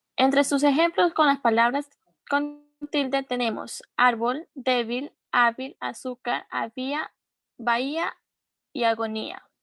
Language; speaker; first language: Spanish; native; Spanish